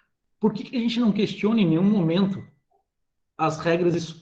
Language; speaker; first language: Portuguese; native; Portuguese